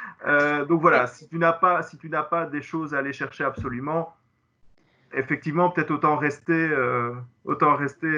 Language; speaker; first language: French; native; French